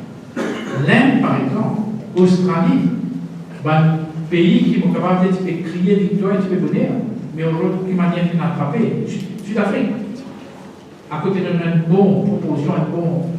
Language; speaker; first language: French; non-native, local second language; Morisyen